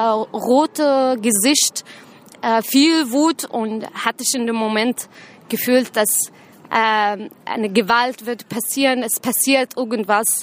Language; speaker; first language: German; non-native, learner; Arabic